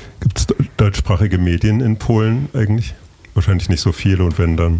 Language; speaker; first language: German; native; German